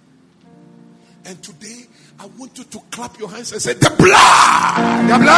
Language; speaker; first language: English; non-native, local second language; Akan